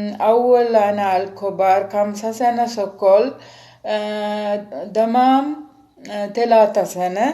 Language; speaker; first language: Arabic; non-native, learner; Sinhala